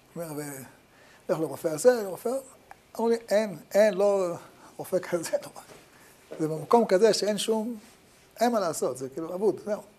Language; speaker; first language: Hebrew; native; Hebrew